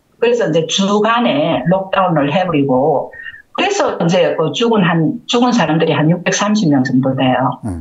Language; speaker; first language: Korean; native; Korean